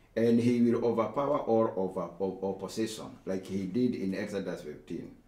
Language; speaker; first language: English; non-native, local second language; Swahili